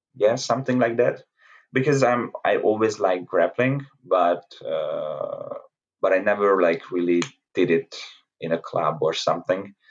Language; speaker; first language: English; non-native, fluent; Hungarian